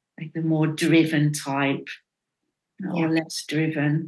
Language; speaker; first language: English; non-native, fluent; Dutch